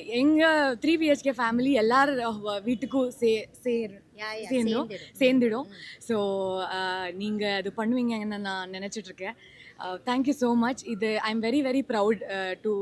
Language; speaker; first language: Tamil; non-native, learner; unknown